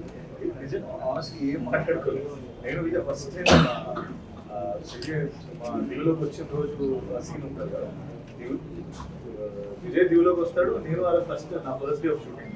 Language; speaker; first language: Telugu; native; Telugu